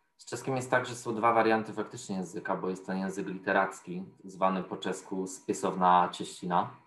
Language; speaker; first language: Polish; native; Polish